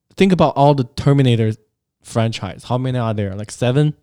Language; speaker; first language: English; non-native, fluent; Chinese